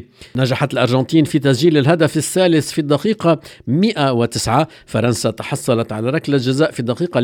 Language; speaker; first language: Arabic; native; Arabic